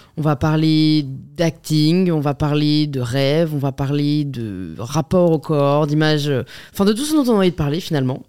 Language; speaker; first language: French; native; French